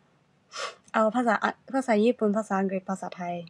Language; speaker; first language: Thai; non-native, learner; Japanese